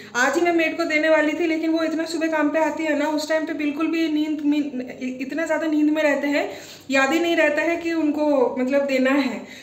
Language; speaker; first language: Hindi; non-native, local second language; Bangla